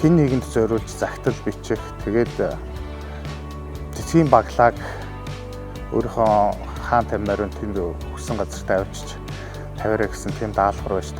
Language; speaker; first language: Mongolian; native; Mongolian